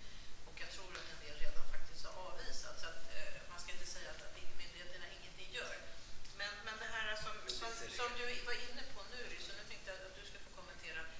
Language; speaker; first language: Swedish; native; Swedish